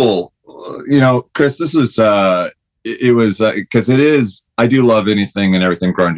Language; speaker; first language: English; native; English